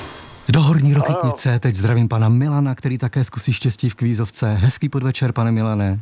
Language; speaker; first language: Czech; native; Czech